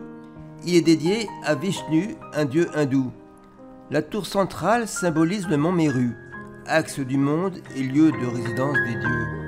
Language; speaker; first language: French; native; French